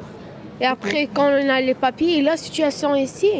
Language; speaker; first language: French; non-native, learner; Arabic